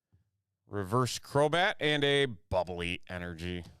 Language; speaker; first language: English; native; English